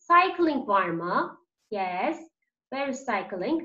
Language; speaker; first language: English; non-native, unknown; Turkish